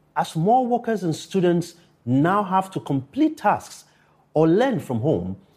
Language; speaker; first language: English; non-native, local second language; Yoruba